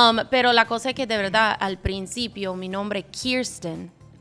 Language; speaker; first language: Spanish; non-native, fluent; English